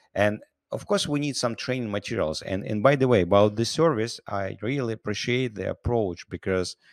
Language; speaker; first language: English; non-native, fluent; Russian